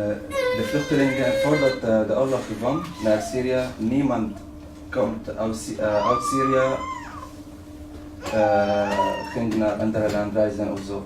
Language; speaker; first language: Dutch; non-native, learner; Arabic